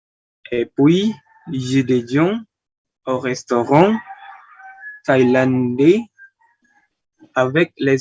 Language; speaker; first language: French; non-native, learner; Indonesian